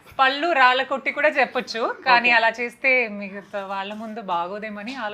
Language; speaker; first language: Telugu; non-native, fluent; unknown